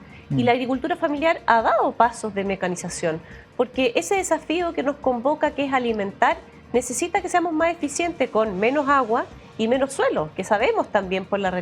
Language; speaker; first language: Spanish; native; Spanish